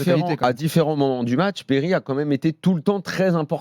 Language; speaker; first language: French; native; French